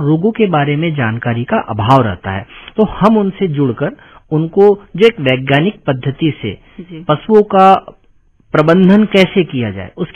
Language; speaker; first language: Hindi; native; Hindi